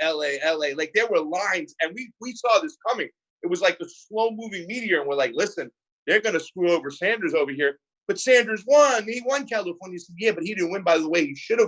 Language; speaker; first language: English; native; English